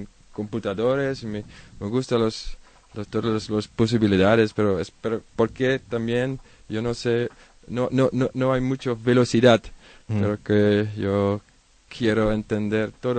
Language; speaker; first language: Spanish; non-native, learner; Dutch